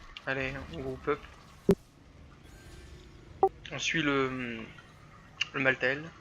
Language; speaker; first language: French; native; French